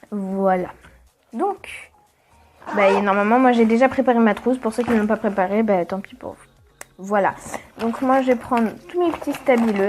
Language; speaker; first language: French; native; French